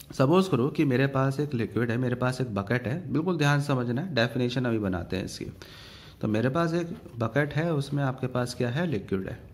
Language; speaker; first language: Hindi; native; Hindi